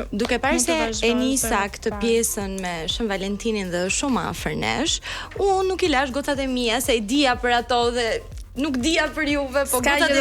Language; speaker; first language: Albanian; native; Albanian